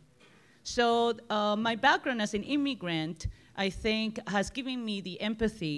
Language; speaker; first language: English; non-native, fluent; Spanish